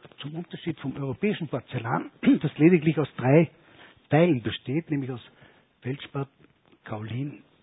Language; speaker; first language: German; native; German